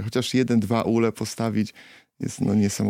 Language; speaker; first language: Polish; native; Polish